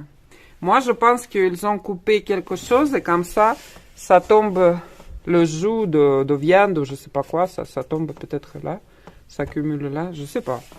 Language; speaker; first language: French; non-native, fluent; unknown